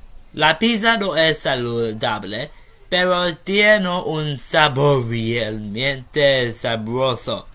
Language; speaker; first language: Spanish; non-native, learner; English